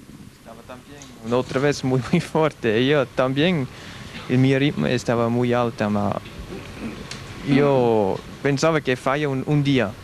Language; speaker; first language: Spanish; non-native, learner; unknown